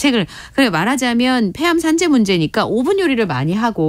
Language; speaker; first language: Korean; native; Korean